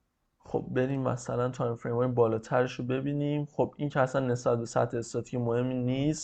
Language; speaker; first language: Persian; native; Persian